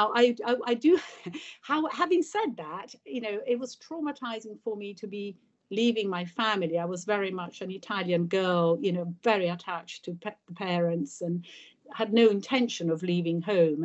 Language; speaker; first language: English; early bilingual, other home language; Italian